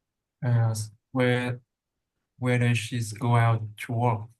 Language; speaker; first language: English; non-native, learner; Vietnamese